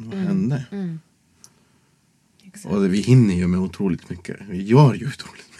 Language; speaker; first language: Swedish; non-native, fluent; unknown